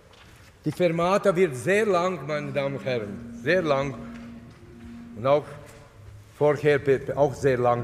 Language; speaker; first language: German; non-native, fluent; Latvian